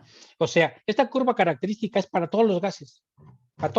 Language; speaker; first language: Spanish; native; Spanish